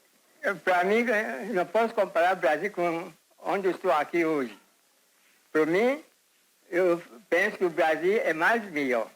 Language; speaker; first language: Portuguese; early bilingual, heritage; Portuguese